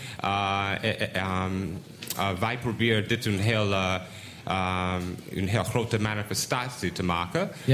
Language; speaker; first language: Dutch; non-native, learner; English